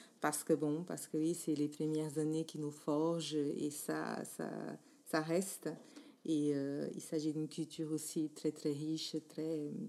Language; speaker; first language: French; non-native, fluent; Portuguese